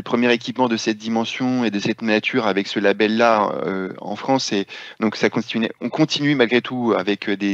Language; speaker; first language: French; native; French